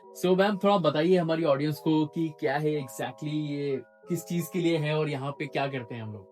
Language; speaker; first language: Hindi; native; Hindi